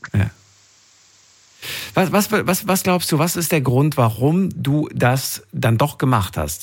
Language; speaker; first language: German; native; German